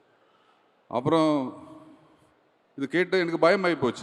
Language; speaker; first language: Tamil; non-native, learner; Malayalam